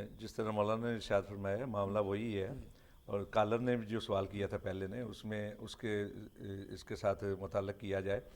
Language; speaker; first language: Urdu; non-native, local second language; Punjabi